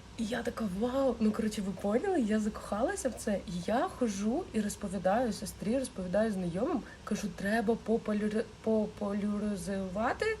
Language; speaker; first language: Ukrainian; non-native, local second language; Russian